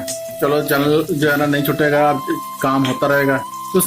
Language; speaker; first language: Hindi; non-native, local second language; Punjabi